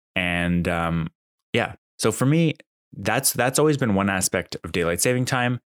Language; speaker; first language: English; native; English